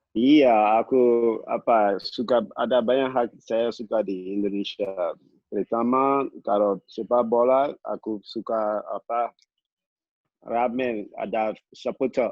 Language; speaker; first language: Indonesian; non-native, local second language; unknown